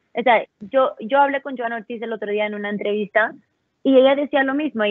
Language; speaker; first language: Spanish; early bilingual, heritage; Spanish